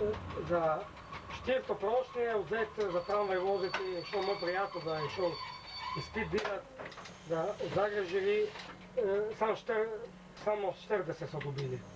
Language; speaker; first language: Slovenian; non-native, learner; Italian